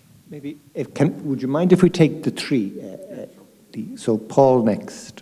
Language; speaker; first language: English; native; English